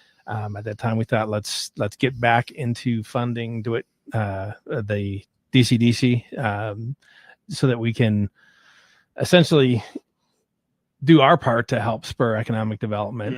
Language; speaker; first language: English; native; English